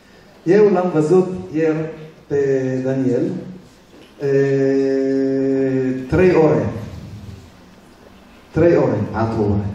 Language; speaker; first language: Romanian; early bilingual, other home language; Hebrew